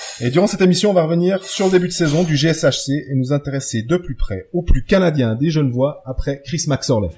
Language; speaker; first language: French; native; French